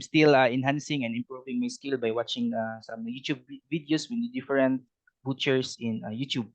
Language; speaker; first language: English; non-native, learner; Cebuano